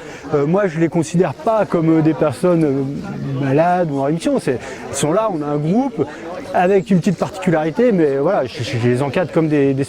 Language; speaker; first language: French; native; French